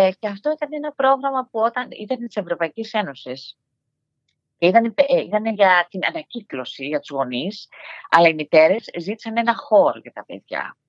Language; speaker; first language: Greek; early bilingual, heritage; Greek